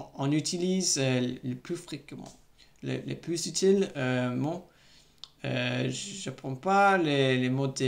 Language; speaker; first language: French; non-native, learner; English